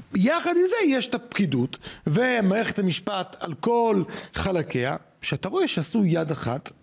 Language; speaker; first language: Hebrew; native; Hebrew